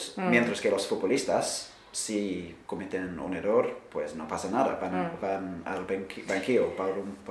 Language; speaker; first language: Spanish; non-native, fluent; English